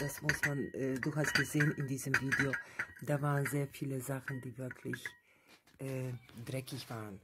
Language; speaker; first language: German; non-native, fluent; Russian